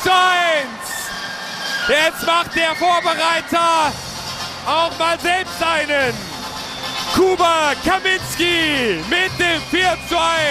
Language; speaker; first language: German; native; German